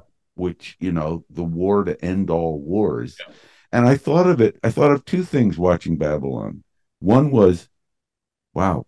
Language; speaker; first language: English; native; English